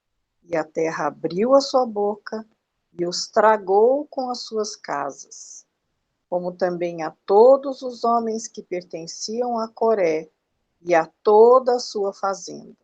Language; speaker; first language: Portuguese; native; Portuguese